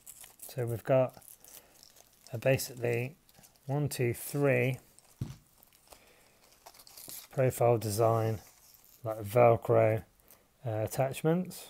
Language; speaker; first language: English; native; English